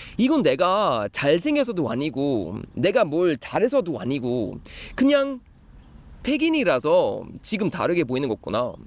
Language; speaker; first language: Korean; non-native, fluent; Swedish